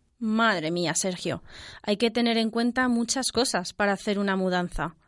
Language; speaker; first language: Spanish; native; Spanish